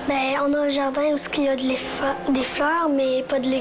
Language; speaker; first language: French; early bilingual, other home language; Arabic